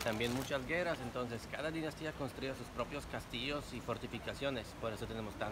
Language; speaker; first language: Spanish; non-native, fluent; Polish